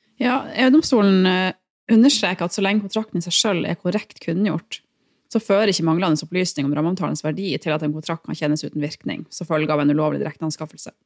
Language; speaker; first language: Norwegian; native; Norwegian